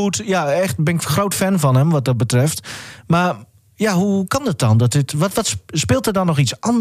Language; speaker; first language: Dutch; native; Dutch